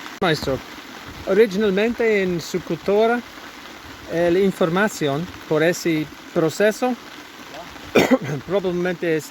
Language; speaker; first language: Spanish; non-native, learner; English